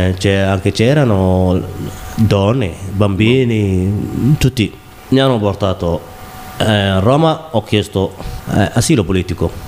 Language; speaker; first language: Italian; non-native, learner; Somali